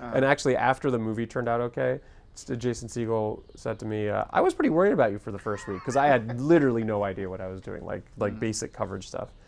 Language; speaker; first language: English; native; English